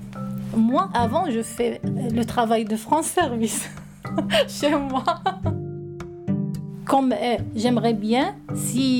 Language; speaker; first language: French; non-native, learner; Arabic